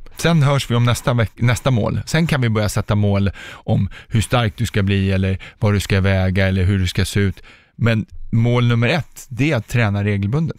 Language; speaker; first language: Swedish; early bilingual, other home language; Czech